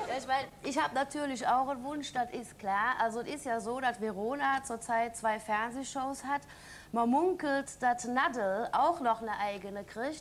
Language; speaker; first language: German; native; German